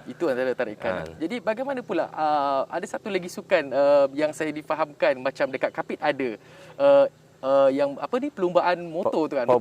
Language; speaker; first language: Malay; native; Malay